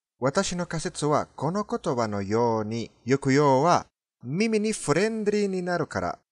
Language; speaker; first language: Japanese; non-native, fluent; Spanish